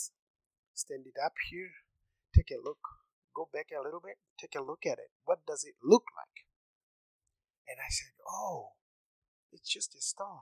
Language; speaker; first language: English; non-native, local second language; Shona